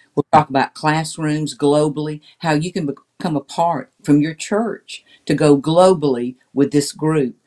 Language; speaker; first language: English; native; English